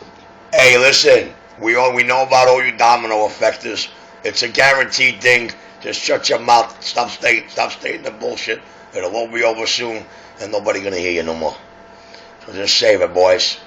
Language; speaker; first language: English; native; English